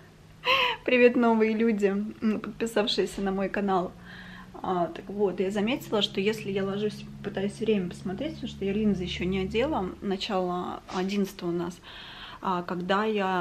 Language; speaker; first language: Russian; native; Russian